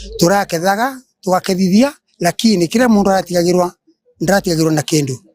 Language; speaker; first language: Kikuyu; non-native, local second language; Embu